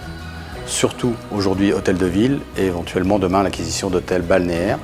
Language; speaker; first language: French; early bilingual, other home language; Arabic